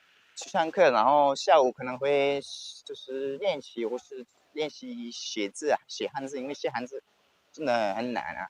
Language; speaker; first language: Chinese; non-native, fluent; French